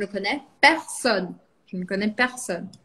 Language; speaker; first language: French; non-native, fluent; Portuguese